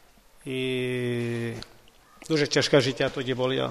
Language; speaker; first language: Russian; non-native, local second language; Ukrainian